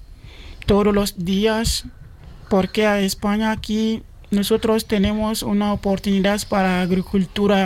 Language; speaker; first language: Spanish; non-native, learner; Bambara